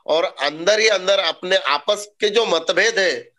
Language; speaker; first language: Hindi; non-native, local second language; Marathi